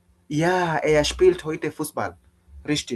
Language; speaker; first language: German; non-native, learner; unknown